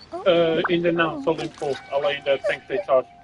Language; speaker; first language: Portuguese; native; Portuguese